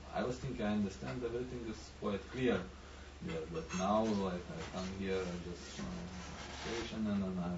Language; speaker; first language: English; non-native, fluent; Lithuanian